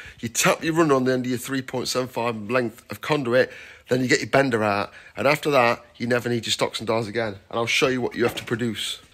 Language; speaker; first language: English; native; English